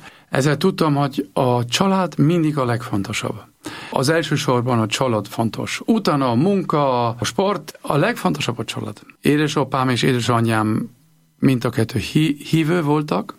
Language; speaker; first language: Hungarian; non-native, learner; German